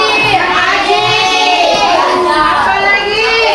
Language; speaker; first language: Indonesian; native; Indonesian